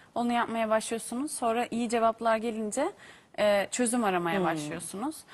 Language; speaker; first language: Turkish; native; Turkish